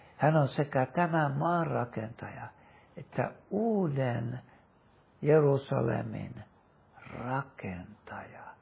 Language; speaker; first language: Finnish; native; Finnish